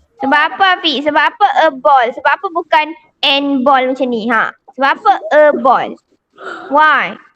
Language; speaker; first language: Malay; native; Malay